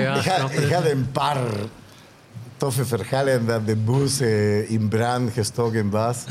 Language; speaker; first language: Dutch; non-native, learner; Spanish